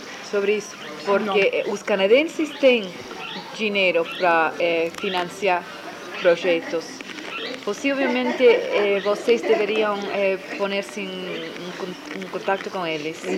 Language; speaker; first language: Portuguese; non-native, fluent; Spanish